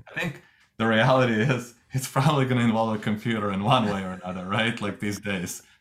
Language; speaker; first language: English; non-native, fluent; Russian